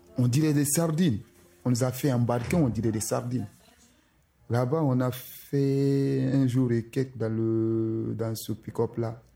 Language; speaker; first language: French; non-native, local second language; Susu